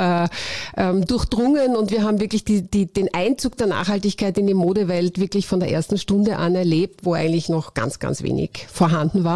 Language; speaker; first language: German; native; German